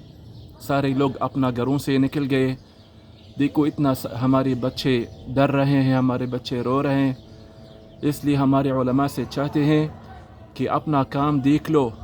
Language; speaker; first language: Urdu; non-native, learner; Arabic